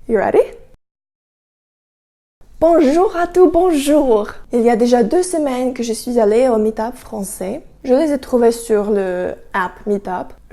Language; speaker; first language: French; non-native, learner; Russian